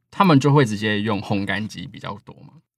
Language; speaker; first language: Chinese; native; Chinese